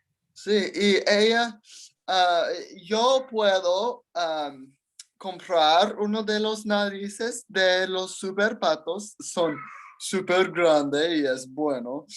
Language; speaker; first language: Spanish; non-native, learner; English